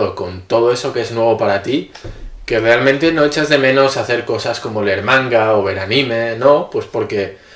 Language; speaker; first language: Spanish; native; Spanish